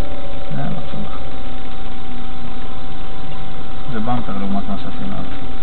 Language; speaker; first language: Hebrew; native; Hebrew